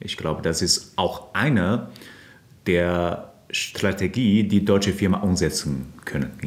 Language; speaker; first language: German; non-native, fluent; Chinese